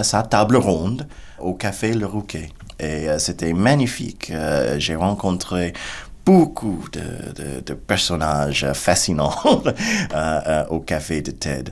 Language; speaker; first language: French; non-native, fluent; English